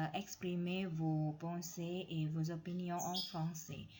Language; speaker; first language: French; non-native, fluent; Indonesian